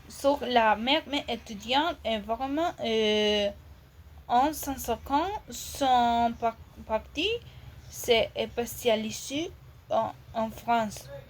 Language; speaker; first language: French; non-native, learner; Spanish